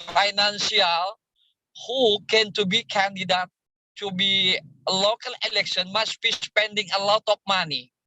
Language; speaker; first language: English; non-native, learner; Indonesian